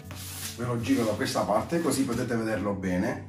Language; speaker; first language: Italian; native; Italian